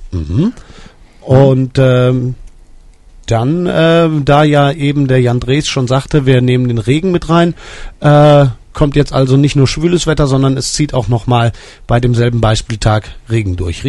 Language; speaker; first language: German; native; German